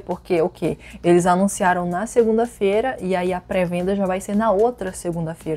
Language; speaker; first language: Portuguese; native; Portuguese